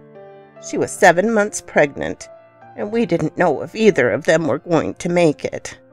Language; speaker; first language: English; native; English